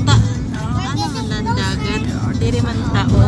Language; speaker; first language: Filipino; non-native, local second language; Waray